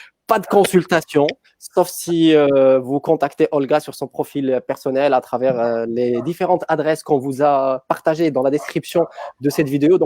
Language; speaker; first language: French; native; French